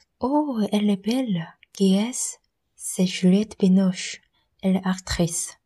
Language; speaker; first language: French; non-native, learner; Korean